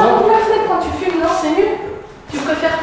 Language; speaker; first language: French; native; French